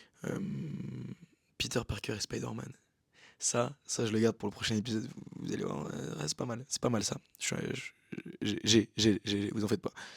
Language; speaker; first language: French; native; French